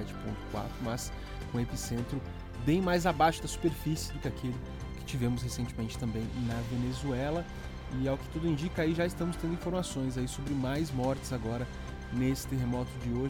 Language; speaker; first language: Portuguese; native; Portuguese